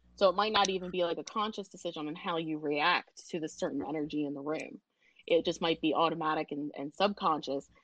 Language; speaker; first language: English; early bilingual, other home language; Indonesian